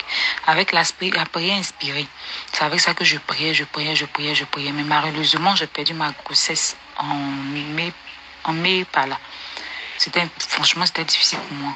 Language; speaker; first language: French; native; French